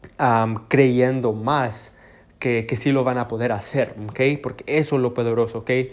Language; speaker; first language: Spanish; early bilingual, heritage; Spanish